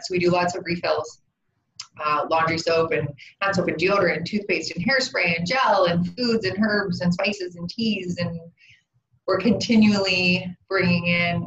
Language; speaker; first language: English; native; English